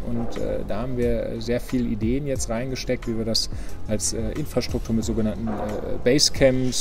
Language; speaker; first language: German; native; German